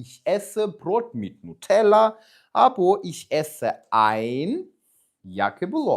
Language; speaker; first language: German; non-native, fluent; Ukrainian